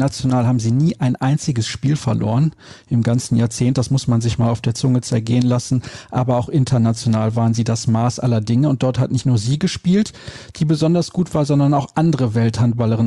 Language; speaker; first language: German; native; German